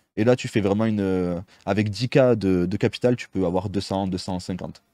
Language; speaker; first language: French; native; French